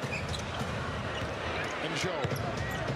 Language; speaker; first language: English; native; English